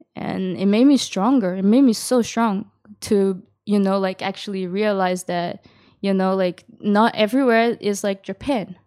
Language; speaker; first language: English; early bilingual, other home language; Japanese